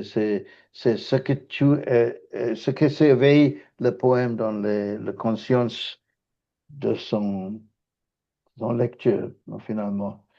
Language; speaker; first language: French; non-native, fluent; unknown